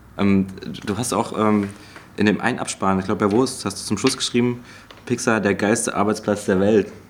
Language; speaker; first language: German; native; German